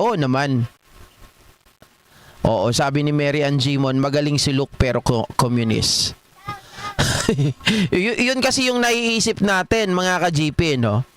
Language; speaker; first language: Filipino; native; Filipino